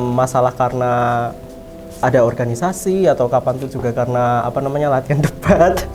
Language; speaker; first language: Indonesian; native; Indonesian